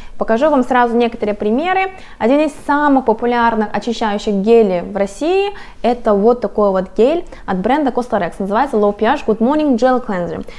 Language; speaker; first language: Russian; non-native, fluent; Korean